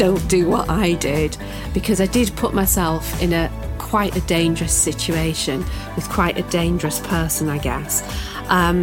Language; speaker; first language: English; native; English